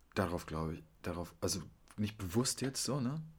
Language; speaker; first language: German; early bilingual, other home language; Polish